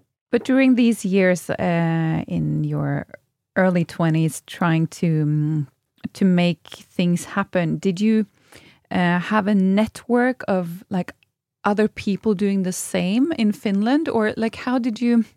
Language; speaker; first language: English; non-native, fluent; Norwegian